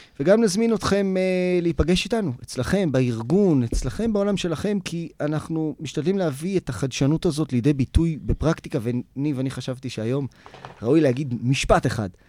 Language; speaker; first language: Hebrew; native; Hebrew